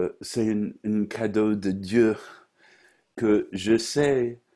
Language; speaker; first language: French; non-native, fluent; English